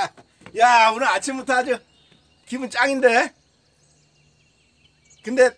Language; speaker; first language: Korean; native; Korean